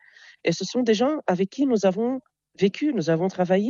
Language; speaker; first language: French; non-native, local second language; Arabic